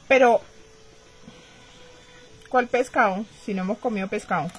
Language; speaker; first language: Spanish; native; Spanish